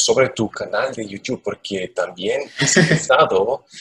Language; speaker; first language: Spanish; non-native, learner; German